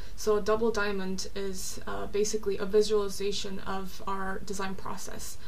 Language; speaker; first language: English; non-native, fluent; Korean